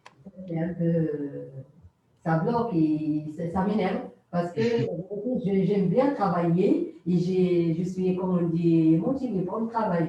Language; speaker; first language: French; non-native, learner; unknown